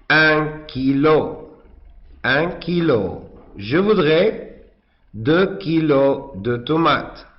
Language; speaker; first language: French; non-native, fluent; Arabic